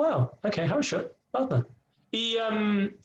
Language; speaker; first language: Russian; non-native, learner; English